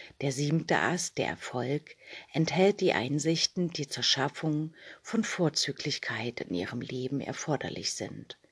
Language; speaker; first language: German; native; German